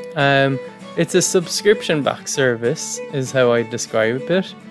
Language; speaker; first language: English; native; English